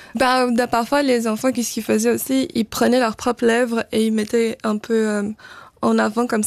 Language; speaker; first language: French; early bilingual, other home language; Portuguese